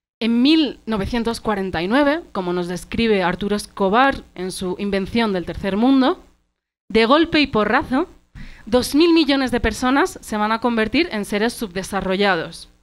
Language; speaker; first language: Spanish; early bilingual, other home language; Arabic